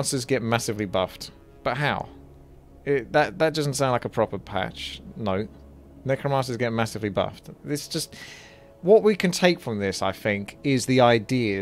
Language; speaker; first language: English; native; English